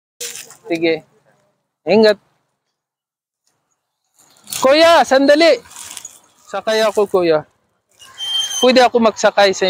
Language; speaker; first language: Filipino; non-native, learner; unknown